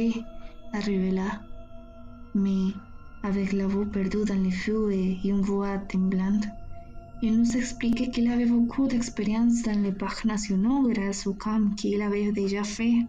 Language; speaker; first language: French; non-native, learner; Spanish